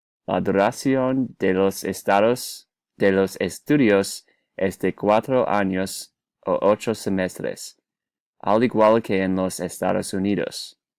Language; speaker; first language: Spanish; non-native, learner; English